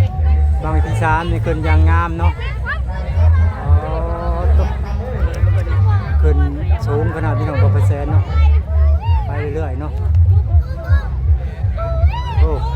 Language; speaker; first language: Thai; non-native, local second language; Lao